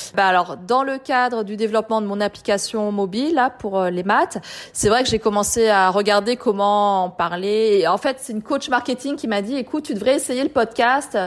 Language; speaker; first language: French; native; French